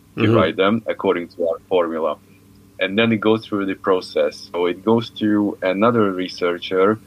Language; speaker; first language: English; non-native, fluent; Hungarian